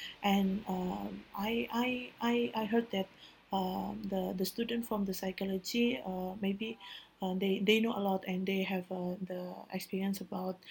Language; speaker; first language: English; non-native, learner; Indonesian